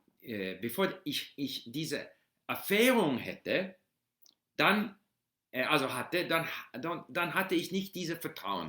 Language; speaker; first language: German; non-native, learner; English